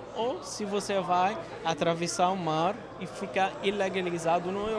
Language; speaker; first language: Portuguese; non-native, learner; Arabic